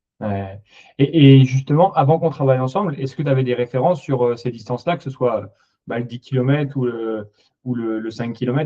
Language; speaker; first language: French; native; French